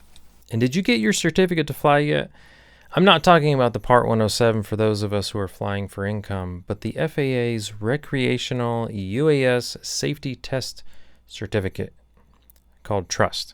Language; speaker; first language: English; native; English